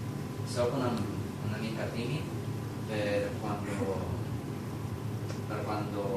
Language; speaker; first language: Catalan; non-native, learner; Spanish